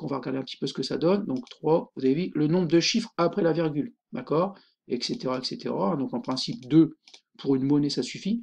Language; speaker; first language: French; native; French